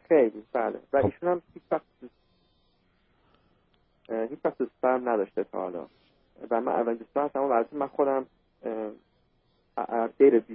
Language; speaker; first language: Persian; early bilingual, heritage; Persian